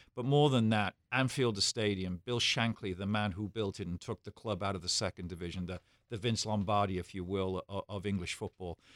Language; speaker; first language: English; native; English